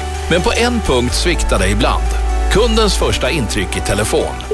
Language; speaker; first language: Swedish; native; Swedish